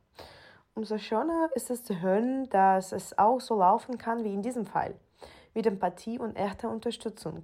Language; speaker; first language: German; non-native, fluent; Ukrainian